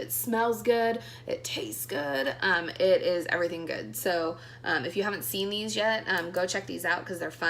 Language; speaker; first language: English; native; English